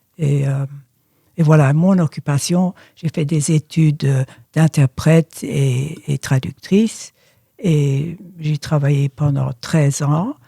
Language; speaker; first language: French; early bilingual, other home language; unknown